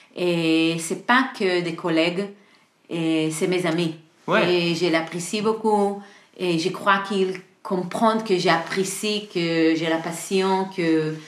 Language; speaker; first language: French; non-native, learner; Hebrew